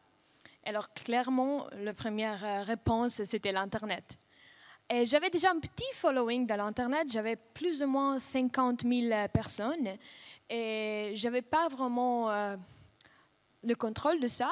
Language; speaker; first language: French; non-native, fluent; Russian